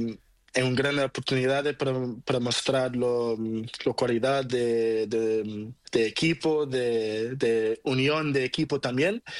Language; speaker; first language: Spanish; non-native, learner; Portuguese